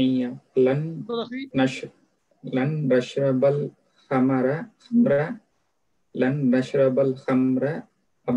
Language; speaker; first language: Arabic; non-native, learner; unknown